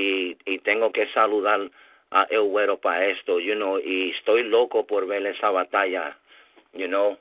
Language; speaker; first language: Spanish; early bilingual, heritage; English